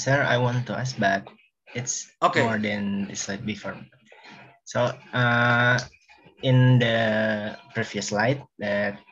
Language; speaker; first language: English; non-native, learner; Indonesian